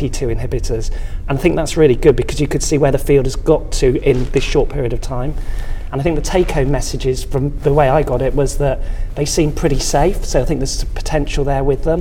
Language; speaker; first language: English; native; English